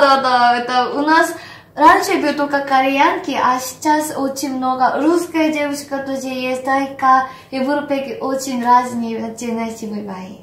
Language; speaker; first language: Russian; non-native, learner; Korean